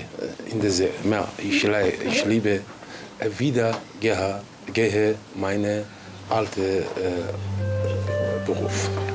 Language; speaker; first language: German; non-native, learner; Arabic